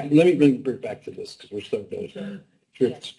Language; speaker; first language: English; native; English